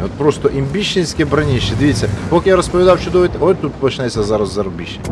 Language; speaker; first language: Ukrainian; native; Ukrainian